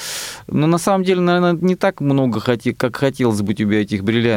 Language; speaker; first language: Russian; native; Russian